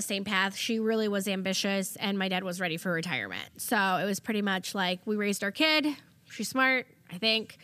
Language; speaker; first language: English; early bilingual, other home language; German